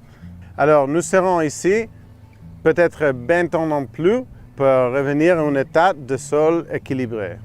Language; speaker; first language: French; non-native, fluent; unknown